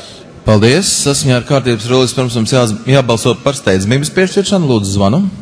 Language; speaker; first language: Latvian; native; Latvian